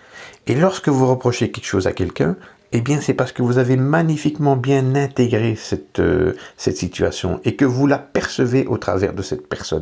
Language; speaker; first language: French; native; French